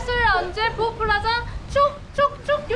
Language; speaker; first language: Turkish; non-native, learner; Korean